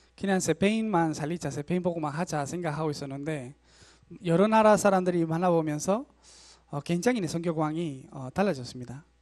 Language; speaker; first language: Korean; non-native, learner; Spanish